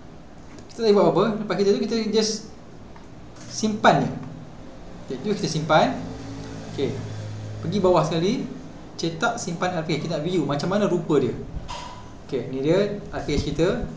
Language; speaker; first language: Malay; native; Malay